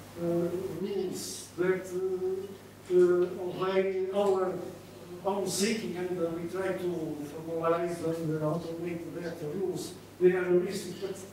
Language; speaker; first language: English; non-native, learner; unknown